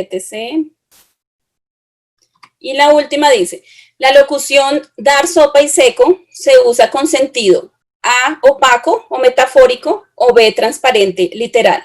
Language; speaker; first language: Spanish; native; Spanish